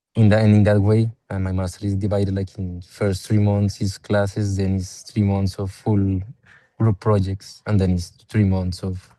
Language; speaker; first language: English; non-native, fluent; Spanish